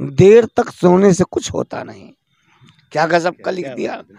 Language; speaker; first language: Hindi; native; Hindi